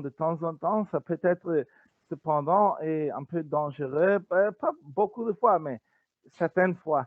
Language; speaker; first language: French; non-native, learner; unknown